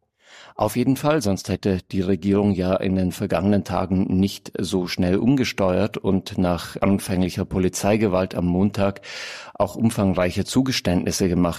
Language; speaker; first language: German; native; German